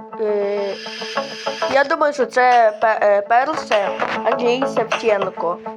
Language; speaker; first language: Ukrainian; non-native, local second language; Russian